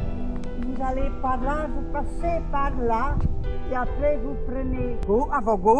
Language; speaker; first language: French; non-native, local second language; Dutch